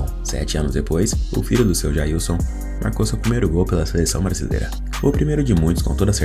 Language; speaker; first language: Portuguese; native; Portuguese